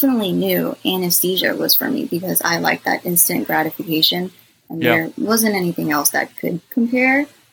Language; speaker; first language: English; native; English